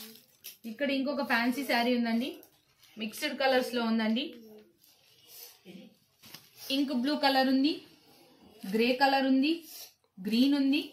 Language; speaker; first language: Telugu; native; Telugu